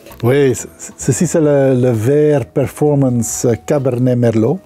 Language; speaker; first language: French; non-native, local second language; Dutch